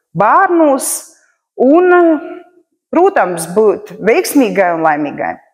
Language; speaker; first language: Latvian; native; Latvian